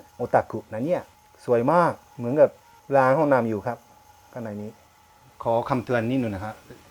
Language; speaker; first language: Thai; non-native, fluent; Japanese